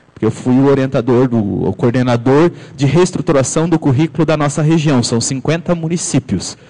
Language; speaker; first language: Portuguese; native; Portuguese